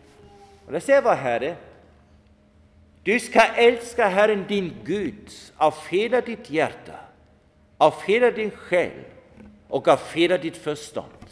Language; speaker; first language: Swedish; non-native, fluent; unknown